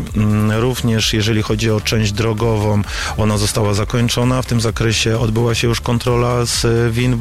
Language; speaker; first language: Polish; native; Polish